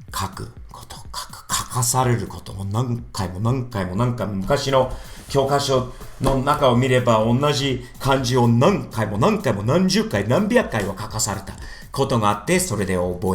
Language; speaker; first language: Japanese; non-native, fluent; English